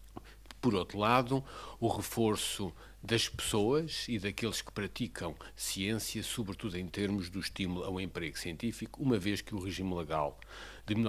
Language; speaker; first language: Portuguese; native; Portuguese